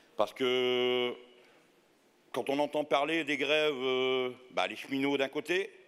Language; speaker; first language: French; native; French